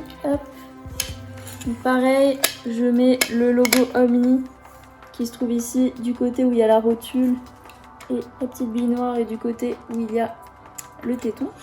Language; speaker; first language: French; native; French